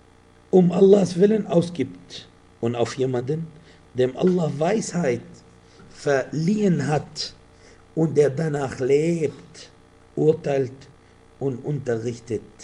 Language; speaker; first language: German; non-native, fluent; Arabic